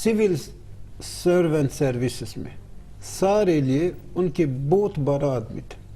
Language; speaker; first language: Hindi; non-native, learner; Turkish